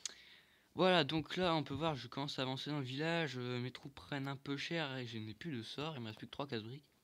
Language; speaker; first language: French; native; French